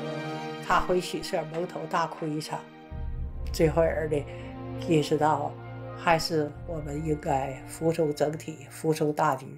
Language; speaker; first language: Chinese; native; Chinese